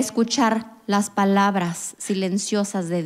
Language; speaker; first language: Spanish; non-native, learner; English